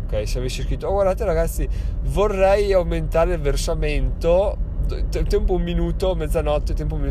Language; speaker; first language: Italian; native; Italian